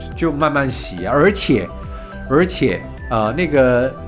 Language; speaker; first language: Chinese; non-native, fluent; Cantonese